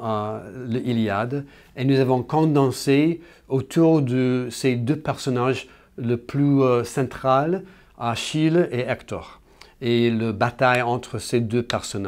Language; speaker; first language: French; non-native, learner; English